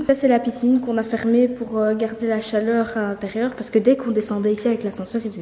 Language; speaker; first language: French; native; French